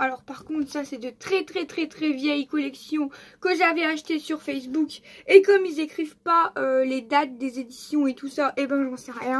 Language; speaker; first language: French; native; French